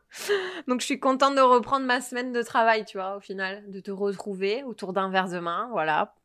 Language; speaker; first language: French; native; French